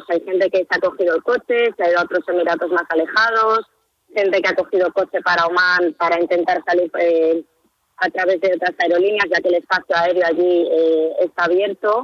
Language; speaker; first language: Spanish; native; Spanish